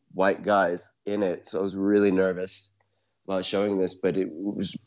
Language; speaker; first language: English; native; English